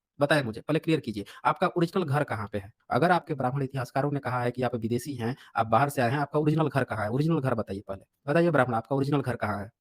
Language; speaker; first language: Hindi; native; Hindi